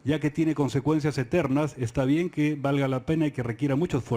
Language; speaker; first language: Spanish; native; Spanish